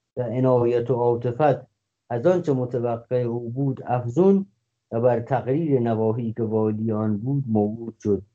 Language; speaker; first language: Persian; non-native, local second language; Kurdish